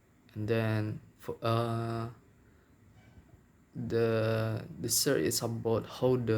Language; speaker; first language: English; non-native, local second language; Minangkabau